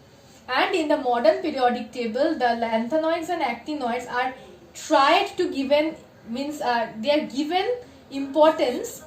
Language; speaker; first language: English; non-native, local second language; Bangla